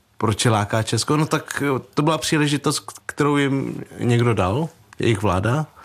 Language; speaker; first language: Czech; early bilingual, other home language; Vietnamese